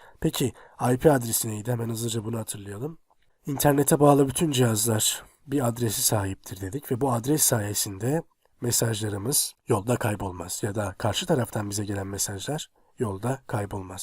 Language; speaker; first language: Turkish; native; Turkish